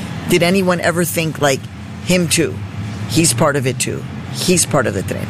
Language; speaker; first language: English; native; English